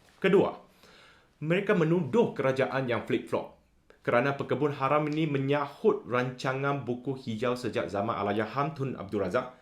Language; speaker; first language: Malay; non-native, local second language; Chinese